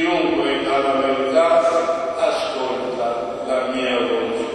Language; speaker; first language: Italian; native; Italian